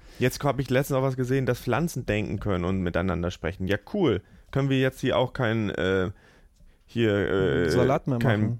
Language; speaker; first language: German; native; German